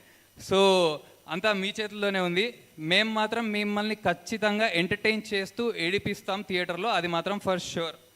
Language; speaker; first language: Telugu; native; Telugu